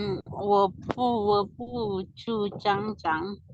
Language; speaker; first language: Chinese; non-native, learner; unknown